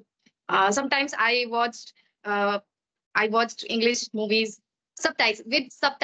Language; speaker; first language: English; non-native, learner; Maithili